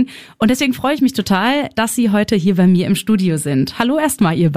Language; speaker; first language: German; native; German